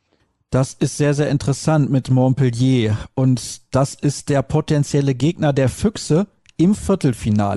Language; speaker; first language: German; native; German